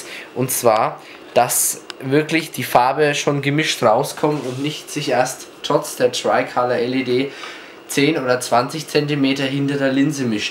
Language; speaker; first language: German; native; German